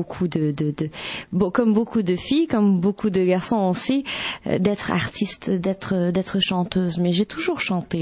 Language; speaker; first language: French; non-native, local second language; Arabic